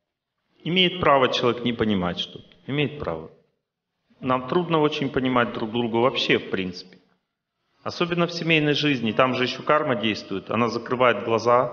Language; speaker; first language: Russian; native; Russian